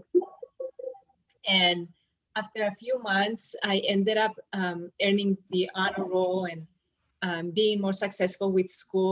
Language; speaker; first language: English; non-native, fluent; Spanish